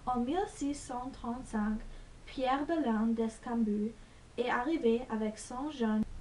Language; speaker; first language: French; non-native, learner; English